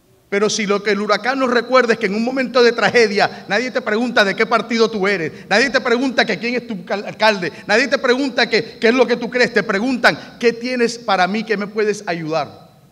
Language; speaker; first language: Spanish; early bilingual, heritage; Spanish